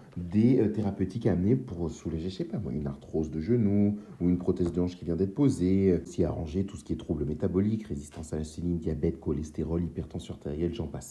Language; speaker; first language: French; native; French